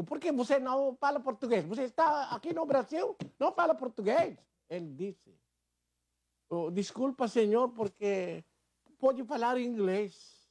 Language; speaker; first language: Portuguese; non-native, learner; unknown